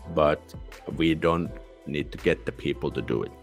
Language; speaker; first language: English; non-native, fluent; Finnish